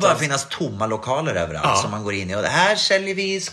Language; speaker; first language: Swedish; native; Swedish